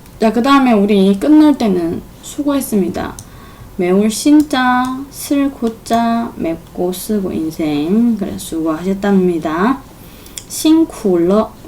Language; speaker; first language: Korean; non-native, fluent; Chinese